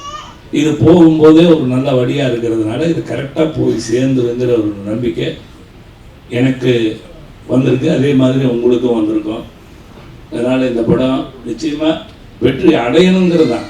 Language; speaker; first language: Tamil; native; Tamil